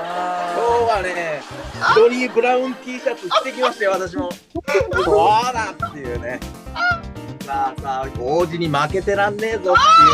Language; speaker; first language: Japanese; native; Japanese